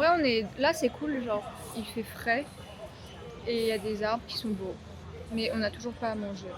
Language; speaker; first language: French; native; French